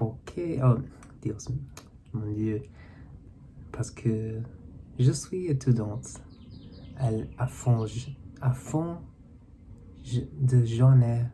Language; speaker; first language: French; non-native, learner; English